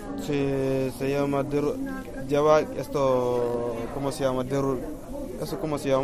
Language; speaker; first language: Spanish; non-native, learner; Wolof